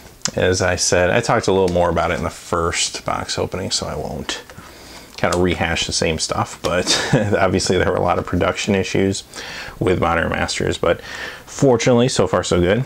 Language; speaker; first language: English; native; English